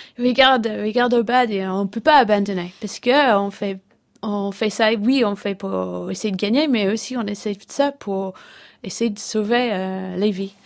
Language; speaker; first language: French; non-native, fluent; English